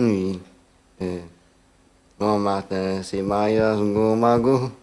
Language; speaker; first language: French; non-native, local second language; Réunion Creole French